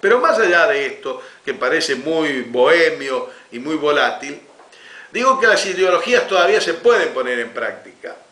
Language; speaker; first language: Spanish; native; Spanish